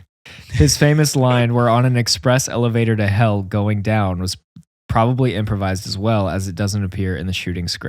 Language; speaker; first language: English; native; English